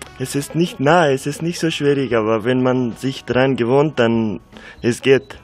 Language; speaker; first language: German; non-native, learner; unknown